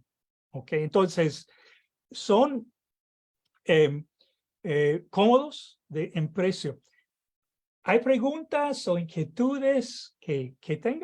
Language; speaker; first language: Spanish; non-native, fluent; English